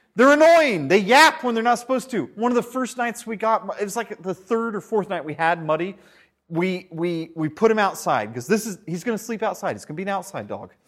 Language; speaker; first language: English; native; English